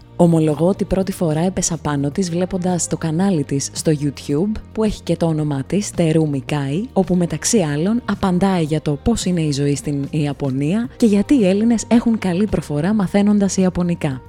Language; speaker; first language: Greek; native; Greek